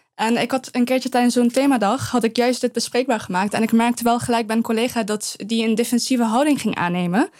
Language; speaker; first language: Dutch; early bilingual, other home language; Persian